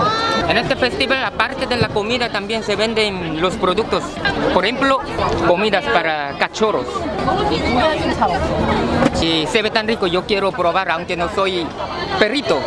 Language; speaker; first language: Spanish; non-native, fluent; Korean